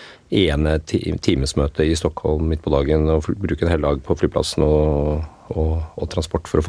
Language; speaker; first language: Norwegian; native; Norwegian